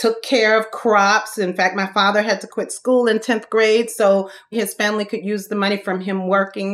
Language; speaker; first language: English; native; English